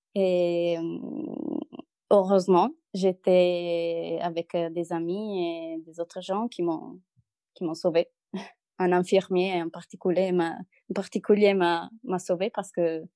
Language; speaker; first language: French; non-native, learner; Italian